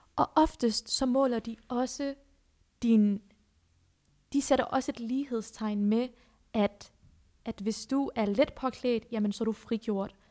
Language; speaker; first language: Danish; early bilingual, other home language; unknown